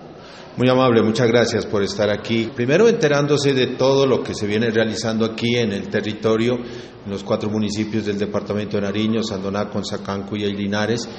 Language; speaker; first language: Spanish; native; Spanish